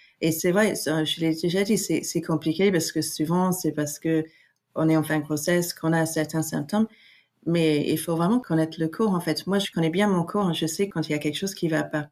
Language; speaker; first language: French; non-native, fluent; English